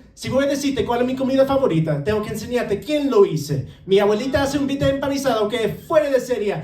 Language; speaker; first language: Spanish; early bilingual, heritage; Spanish